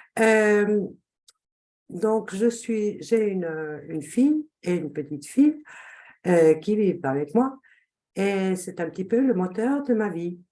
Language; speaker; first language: French; non-native, fluent; Spanish